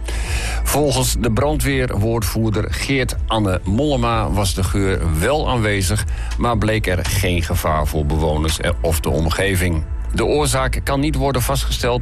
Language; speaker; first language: Dutch; native; Dutch